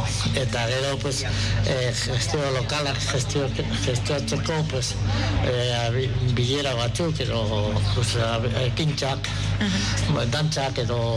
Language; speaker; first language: Basque; non-native, local second language; Spanish